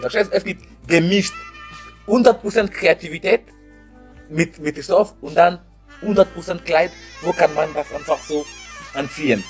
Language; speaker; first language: German; non-native, learner; French